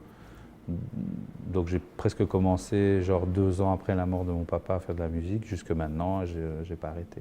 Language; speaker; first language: French; early bilingual, other home language; Spanish